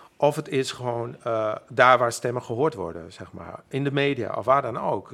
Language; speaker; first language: Dutch; non-native, local second language; Western Frisian